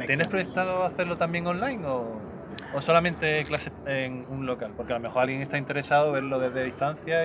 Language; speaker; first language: Spanish; native; Spanish